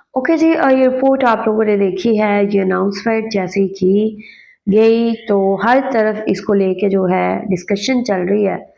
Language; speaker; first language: Urdu; native; Urdu